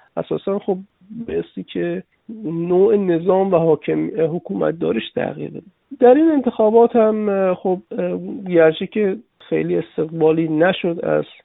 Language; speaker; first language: Persian; native; Persian